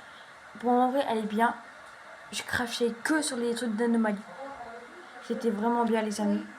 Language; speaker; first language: French; native; French